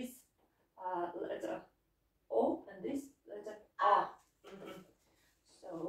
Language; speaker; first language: English; non-native, fluent; Russian